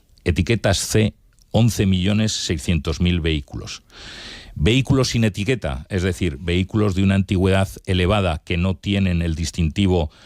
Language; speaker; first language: Spanish; native; Spanish